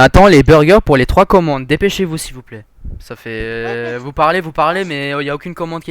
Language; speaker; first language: French; native; French